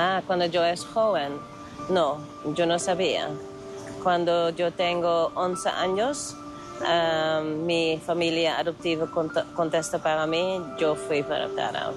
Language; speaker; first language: Spanish; non-native, learner; Dutch